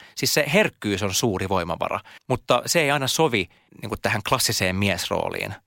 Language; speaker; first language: Finnish; non-native, local second language; Swedish